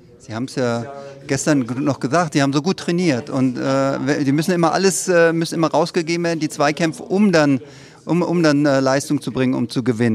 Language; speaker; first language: German; native; German